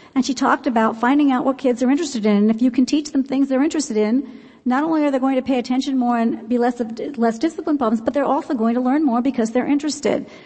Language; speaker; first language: English; native; English